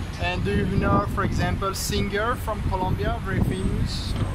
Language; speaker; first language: English; non-native, learner; French